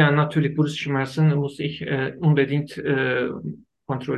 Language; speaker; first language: German; non-native, learner; Turkish